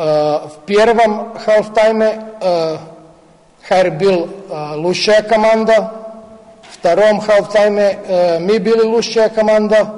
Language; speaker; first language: Russian; non-native, learner; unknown